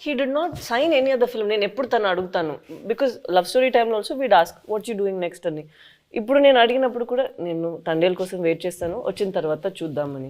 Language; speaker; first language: Telugu; non-native, local second language; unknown